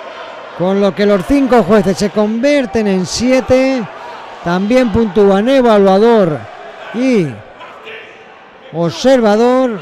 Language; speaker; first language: Spanish; native; Spanish